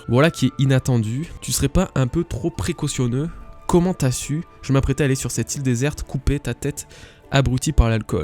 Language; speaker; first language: French; native; French